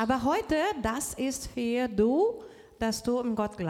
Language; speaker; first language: German; non-native, learner; Portuguese